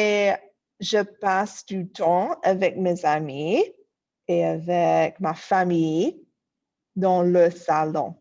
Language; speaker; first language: French; non-native, fluent; English